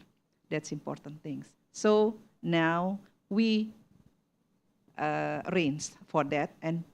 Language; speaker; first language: English; non-native, learner; Indonesian